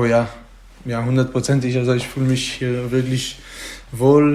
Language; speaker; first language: German; non-native, fluent; Hebrew